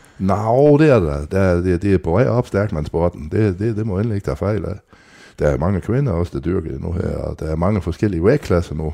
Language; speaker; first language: Danish; native; Danish